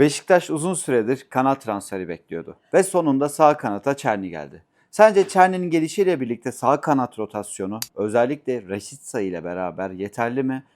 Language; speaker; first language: Turkish; native; Turkish